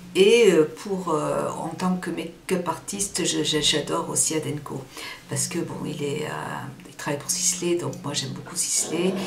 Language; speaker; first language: French; early bilingual, other home language; Portuguese